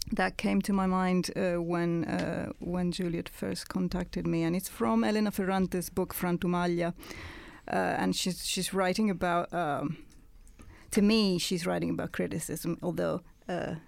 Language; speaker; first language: English; non-native, fluent; Italian